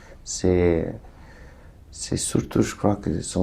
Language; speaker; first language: French; non-native, fluent; Romanian